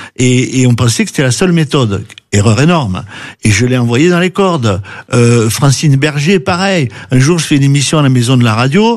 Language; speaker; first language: French; native; French